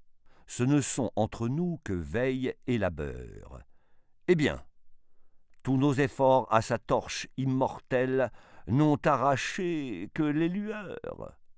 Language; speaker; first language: French; native; French